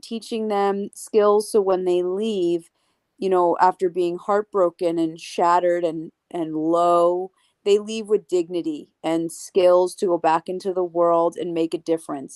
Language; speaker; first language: English; native; English